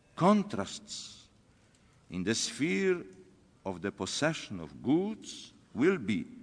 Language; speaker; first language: English; non-native, fluent; Polish